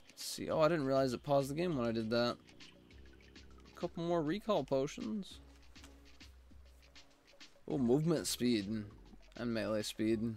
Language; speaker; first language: English; native; English